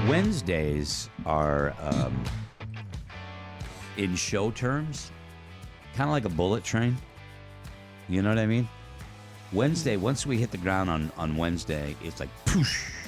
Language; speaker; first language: English; native; English